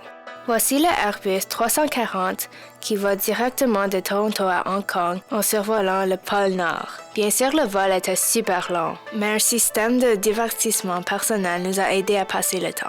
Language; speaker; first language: French; non-native, local second language; English